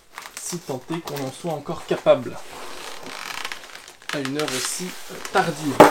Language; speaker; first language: French; native; French